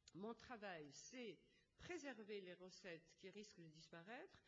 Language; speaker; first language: French; non-native, local second language; Arabic